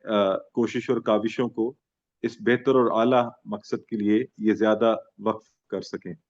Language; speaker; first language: Urdu; native; Urdu